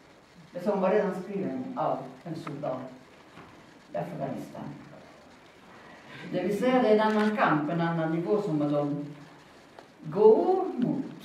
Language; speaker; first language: Swedish; non-native, fluent; Italian